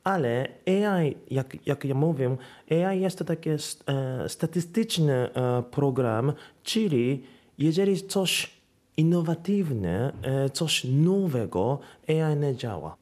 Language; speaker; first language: Polish; non-native, learner; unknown